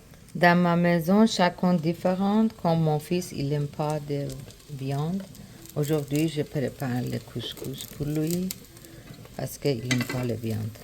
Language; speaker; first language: French; non-native, learner; Persian